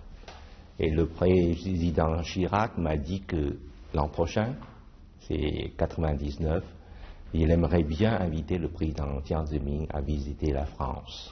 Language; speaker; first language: French; non-native, fluent; Chinese